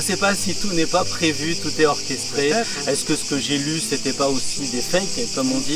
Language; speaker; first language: French; native; French